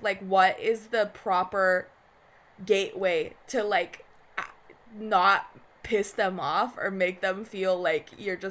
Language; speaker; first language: English; native; English